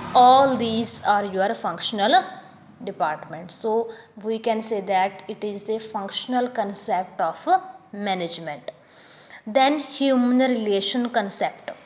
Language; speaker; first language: English; non-native, local second language; Punjabi